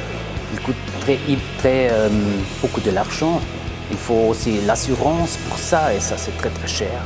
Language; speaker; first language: French; non-native, local second language; German